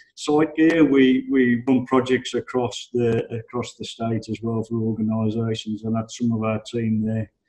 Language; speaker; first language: English; native; English